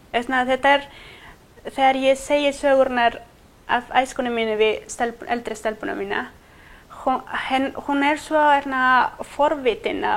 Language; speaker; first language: Icelandic; non-native, fluent; Quechua